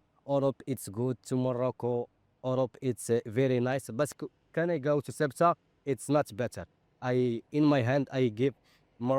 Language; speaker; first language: English; non-native, learner; Arabic